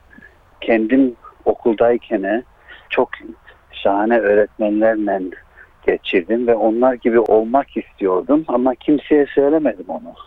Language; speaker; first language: Turkish; early bilingual, heritage; Turkish